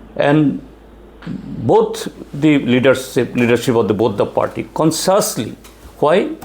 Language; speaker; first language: English; non-native, local second language; Bangla